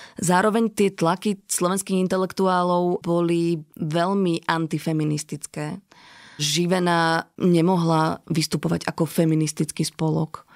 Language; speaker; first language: Slovak; native; Slovak